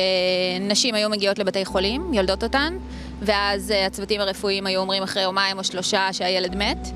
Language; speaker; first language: Hebrew; native; Hebrew